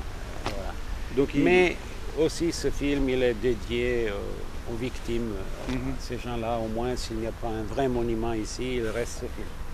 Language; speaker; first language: French; non-native, fluent; Serbian